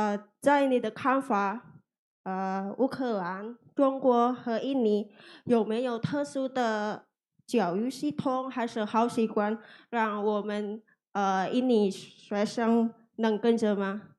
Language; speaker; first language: Chinese; non-native, learner; Indonesian